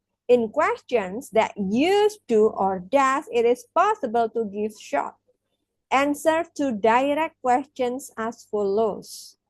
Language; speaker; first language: English; non-native, fluent; Indonesian